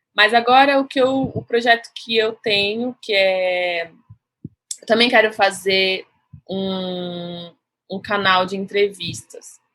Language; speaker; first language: Portuguese; native; Portuguese